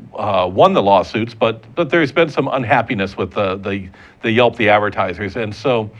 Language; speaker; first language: English; native; English